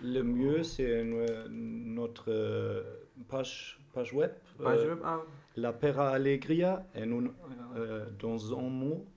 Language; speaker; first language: French; non-native, fluent; German